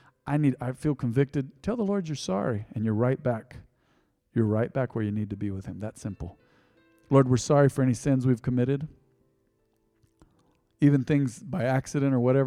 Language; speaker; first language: English; early bilingual, other home language; Spanish